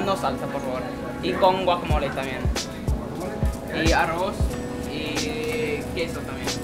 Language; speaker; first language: Spanish; non-native, fluent; English